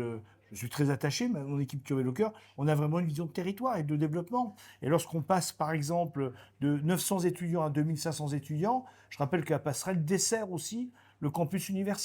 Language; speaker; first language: French; native; French